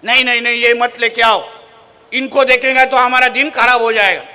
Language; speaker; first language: Hindi; non-native, local second language; Marathi